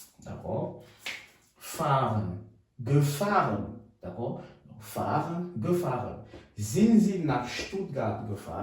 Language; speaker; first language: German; non-native, fluent; French